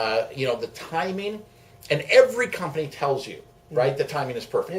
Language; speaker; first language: English; native; English